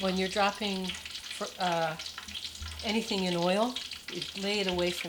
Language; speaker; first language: English; native; English